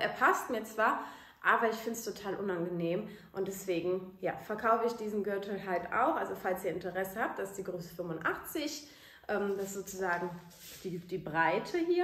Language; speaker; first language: German; native; German